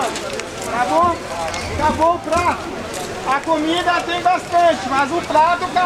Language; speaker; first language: Portuguese; non-native, learner; Haitian Creole